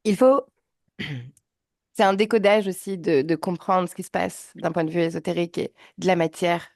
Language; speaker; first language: French; native; French